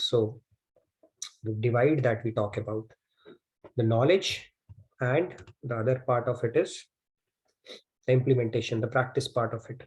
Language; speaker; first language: English; non-native, local second language; Hindi